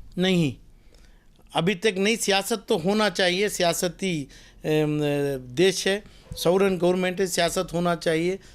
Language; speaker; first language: Hindi; non-native, local second language; Urdu